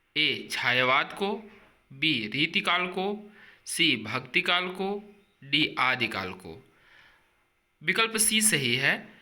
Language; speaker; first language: Hindi; native; Hindi